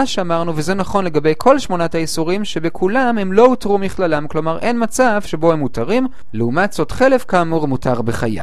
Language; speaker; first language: Hebrew; native; Hebrew